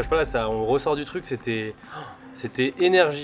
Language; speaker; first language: French; native; French